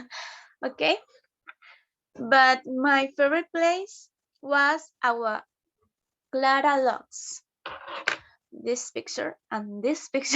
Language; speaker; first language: English; non-native, learner; Spanish